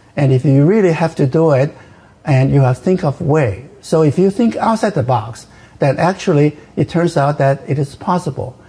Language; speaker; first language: English; non-native, fluent; Chinese